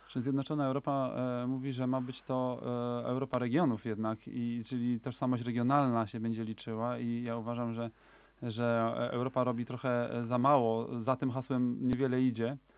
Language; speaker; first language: Polish; native; Polish